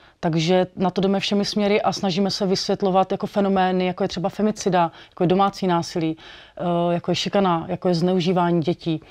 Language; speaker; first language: Czech; native; Czech